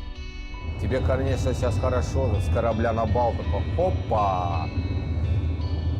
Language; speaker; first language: Russian; native; Russian